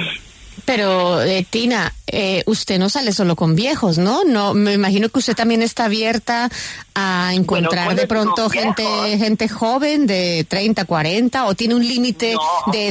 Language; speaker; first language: Spanish; native; Spanish